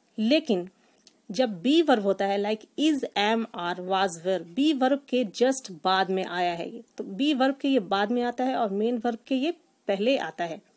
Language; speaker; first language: Hindi; native; Hindi